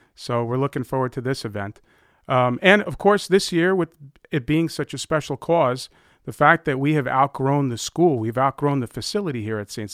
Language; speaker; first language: English; native; English